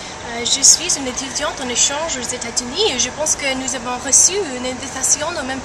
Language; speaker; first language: French; non-native, learner; English